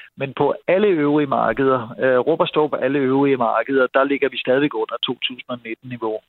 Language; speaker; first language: Danish; native; Danish